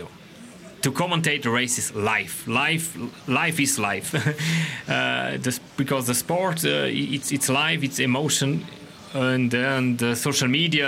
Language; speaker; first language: English; non-native, learner; Romansh